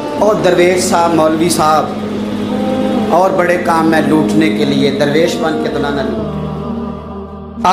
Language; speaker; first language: Urdu; non-native, local second language; Punjabi